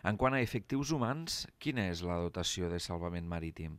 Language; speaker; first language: Catalan; native; Catalan